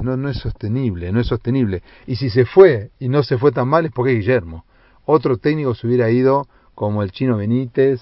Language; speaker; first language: Spanish; native; Spanish